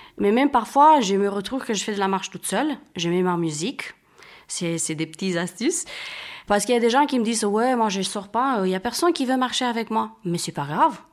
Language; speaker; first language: French; non-native, fluent; Romanian